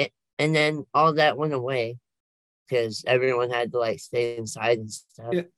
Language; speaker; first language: English; native; English